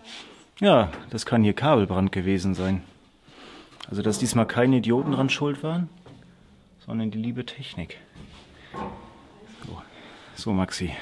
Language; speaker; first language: German; native; German